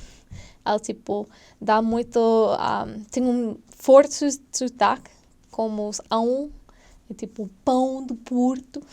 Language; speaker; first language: Portuguese; non-native, fluent; English